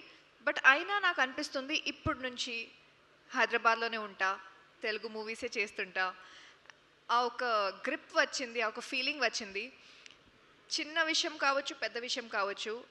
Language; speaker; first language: Telugu; non-native, local second language; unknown